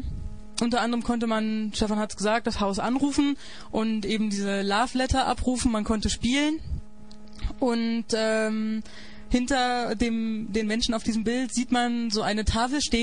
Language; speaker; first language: German; native; German